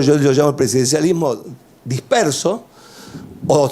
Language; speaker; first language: Spanish; native; Spanish